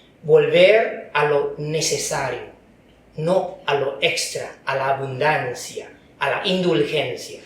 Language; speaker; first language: Spanish; non-native, fluent; Chinese